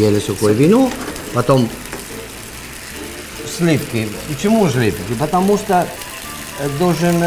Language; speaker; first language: Russian; non-native, learner; Italian